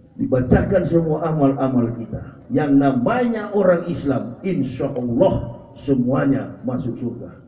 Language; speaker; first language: Indonesian; native; Indonesian